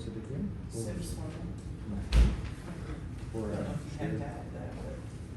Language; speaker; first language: English; native; English